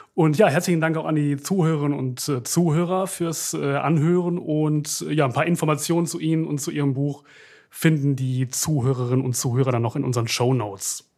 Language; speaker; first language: German; native; German